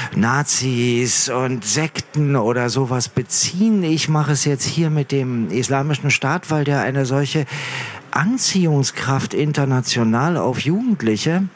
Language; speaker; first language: German; early bilingual, other home language; Arabic